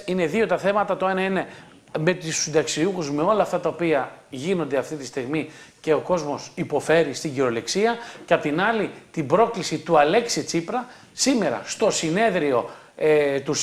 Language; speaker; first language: Greek; native; Greek